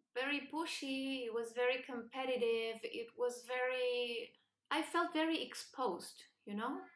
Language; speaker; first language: English; non-native, fluent; Spanish